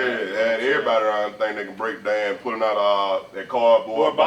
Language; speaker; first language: English; native; English